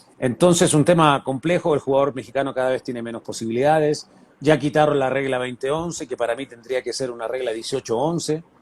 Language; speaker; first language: Spanish; native; Spanish